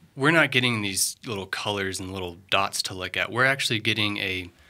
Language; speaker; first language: English; native; English